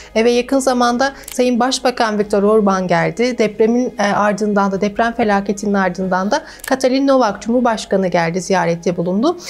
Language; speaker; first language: Turkish; native; Turkish